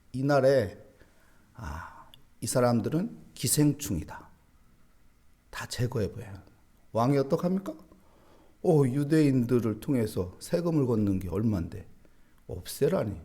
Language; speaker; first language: Korean; native; Korean